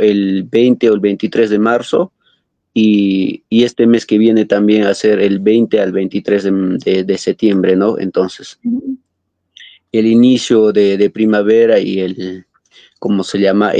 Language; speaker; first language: Spanish; non-native, local second language; Quechua